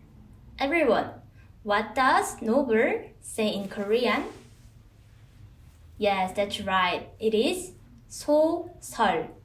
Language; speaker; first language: English; non-native, fluent; Korean